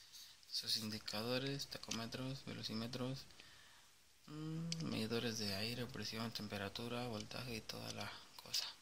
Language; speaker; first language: Spanish; native; Spanish